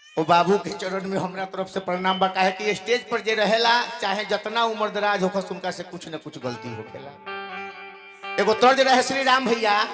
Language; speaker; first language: Bhojpuri; non-native, local second language; Maithili